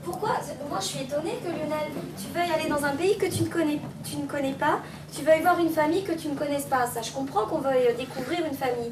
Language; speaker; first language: French; native; French